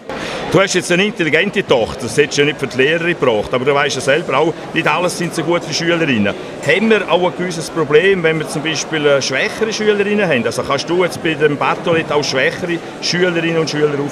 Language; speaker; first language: German; native; German